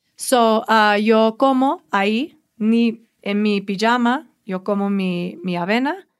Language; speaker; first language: Spanish; early bilingual, heritage; Spanish